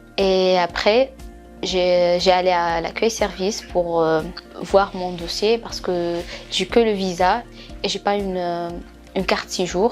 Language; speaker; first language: French; non-native, learner; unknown